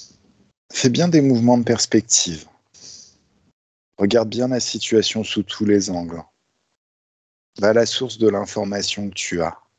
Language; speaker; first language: French; native; French